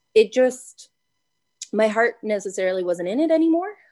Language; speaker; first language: English; native; English